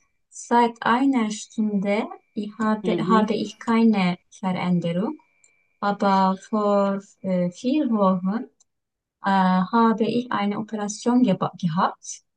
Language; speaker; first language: German; non-native, learner; Turkish